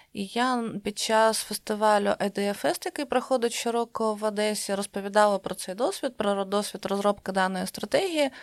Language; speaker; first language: Ukrainian; non-native, local second language; Russian